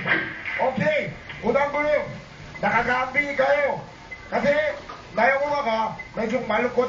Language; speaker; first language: Filipino; non-native, learner; Korean